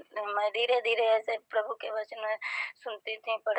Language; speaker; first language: Hindi; native; Hindi